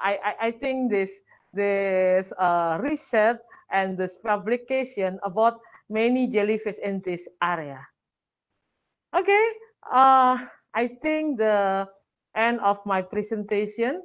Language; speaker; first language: English; non-native, learner; Indonesian